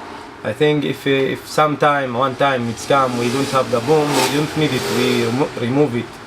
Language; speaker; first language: English; non-native, learner; Arabic